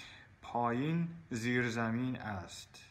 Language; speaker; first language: Persian; non-native, learner; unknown